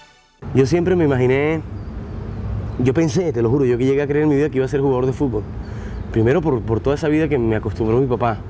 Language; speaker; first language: Spanish; native; Spanish